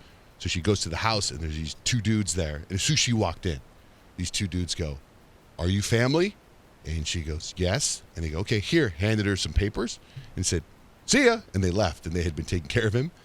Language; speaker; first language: English; native; English